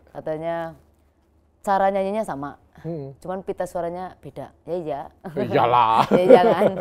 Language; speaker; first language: Indonesian; native; Indonesian